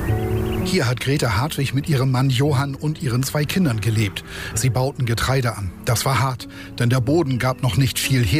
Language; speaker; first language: German; native; German